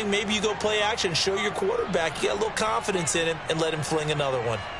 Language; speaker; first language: English; native; English